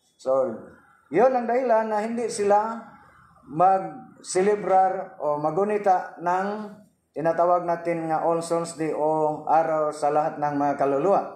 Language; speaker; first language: Filipino; non-native, local second language; Cebuano